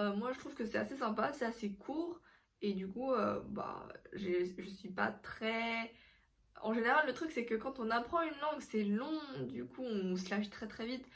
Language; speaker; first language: French; non-native, fluent; Korean